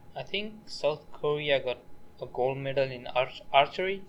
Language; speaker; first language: English; non-native, local second language; Nepali